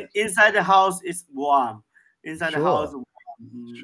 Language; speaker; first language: English; non-native, learner; Chinese